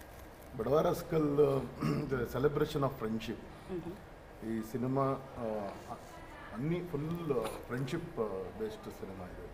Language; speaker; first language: Telugu; non-native, learner; Kannada